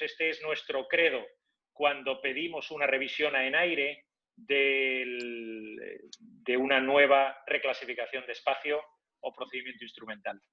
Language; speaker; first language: Spanish; native; Spanish